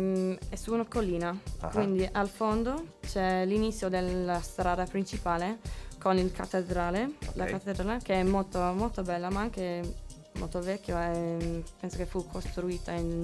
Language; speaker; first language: Italian; non-native, learner; English